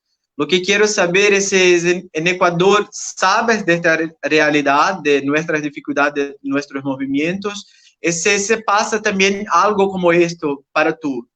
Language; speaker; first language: Spanish; non-native, learner; Portuguese